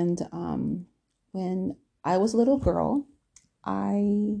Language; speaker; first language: English; native; English